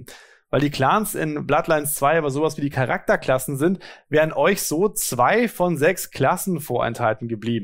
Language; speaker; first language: German; native; German